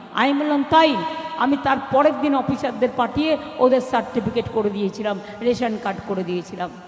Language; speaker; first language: Bangla; native; Bangla